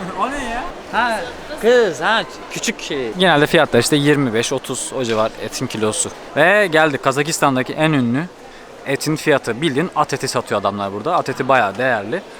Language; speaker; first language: Turkish; native; Turkish